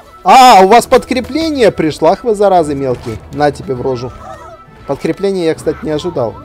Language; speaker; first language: Russian; native; Russian